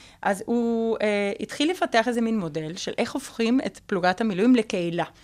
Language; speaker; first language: Hebrew; non-native, fluent; Spanish